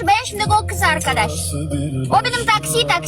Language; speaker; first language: Turkish; non-native, learner; Russian